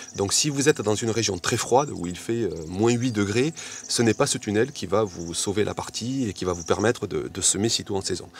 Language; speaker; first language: French; native; French